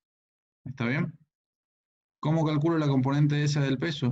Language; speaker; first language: Spanish; native; Spanish